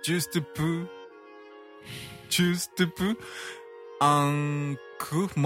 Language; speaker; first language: French; non-native, learner; Japanese